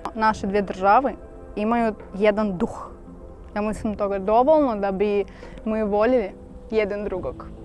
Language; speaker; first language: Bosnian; non-native, learner; Russian